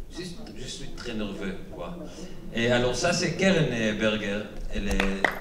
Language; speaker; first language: French; non-native, learner; Hebrew